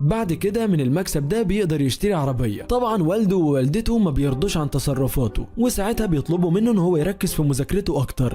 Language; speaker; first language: Arabic; native; Arabic